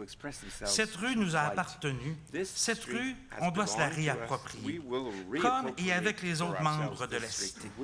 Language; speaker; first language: French; native; French